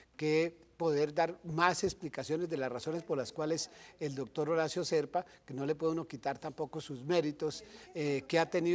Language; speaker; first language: Spanish; native; Spanish